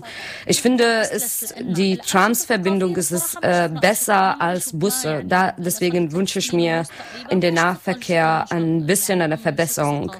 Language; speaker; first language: German; non-native, learner; Arabic